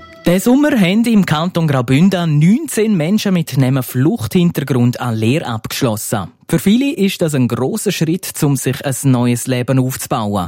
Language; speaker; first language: German; native; German